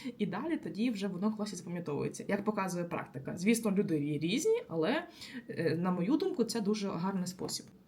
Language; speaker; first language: Ukrainian; native; Ukrainian